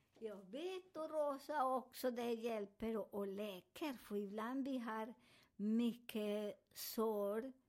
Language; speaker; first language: Swedish; non-native, learner; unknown